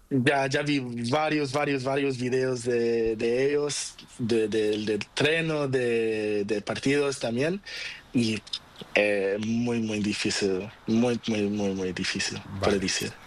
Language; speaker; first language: Spanish; non-native, learner; Portuguese